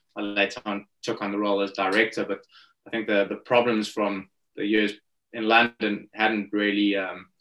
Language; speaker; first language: English; native; English